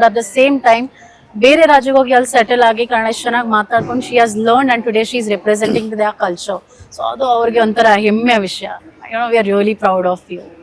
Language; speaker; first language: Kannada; non-native, fluent; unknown